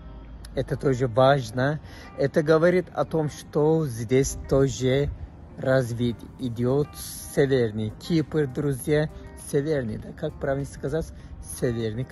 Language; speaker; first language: Russian; non-native, fluent; Turkish